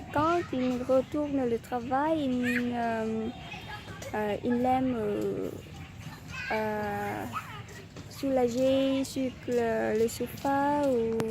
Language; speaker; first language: French; non-native, learner; Vietnamese